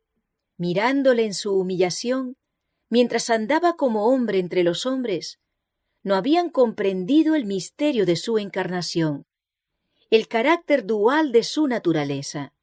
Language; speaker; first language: Spanish; native; Spanish